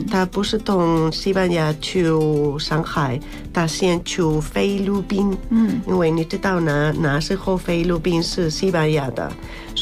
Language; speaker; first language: Chinese; non-native, learner; Spanish